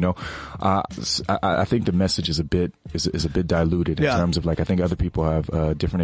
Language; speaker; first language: English; native; English